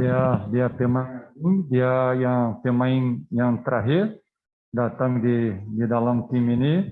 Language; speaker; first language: Indonesian; non-native, fluent; Portuguese